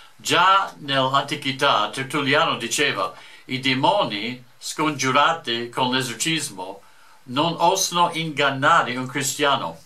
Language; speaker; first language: Italian; non-native, fluent; English